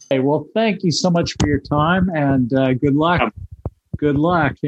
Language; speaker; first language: English; native; English